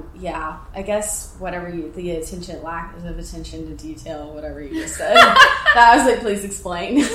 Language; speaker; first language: English; native; English